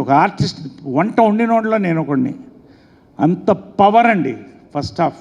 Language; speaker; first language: Telugu; native; Telugu